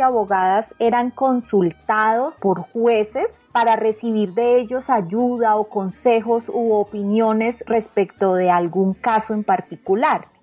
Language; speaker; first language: Spanish; native; Spanish